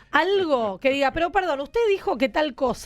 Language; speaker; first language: Spanish; native; Spanish